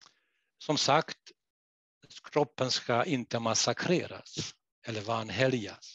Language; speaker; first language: Swedish; non-native, fluent; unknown